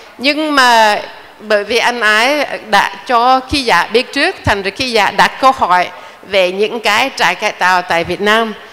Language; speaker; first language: Vietnamese; non-native, fluent; English